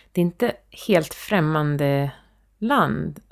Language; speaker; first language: Swedish; early bilingual, heritage; Swedish